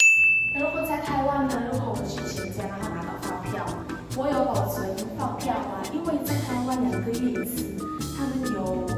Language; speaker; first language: Chinese; non-native, fluent; Indonesian